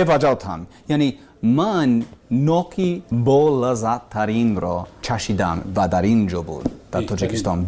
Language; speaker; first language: Persian; non-native, learner; English